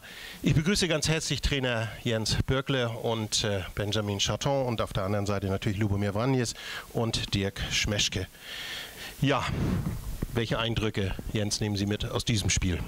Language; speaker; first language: German; native; German